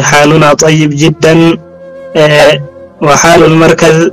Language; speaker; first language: Arabic; non-native, learner; Oromo